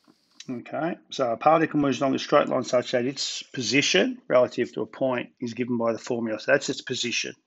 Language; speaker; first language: English; native; English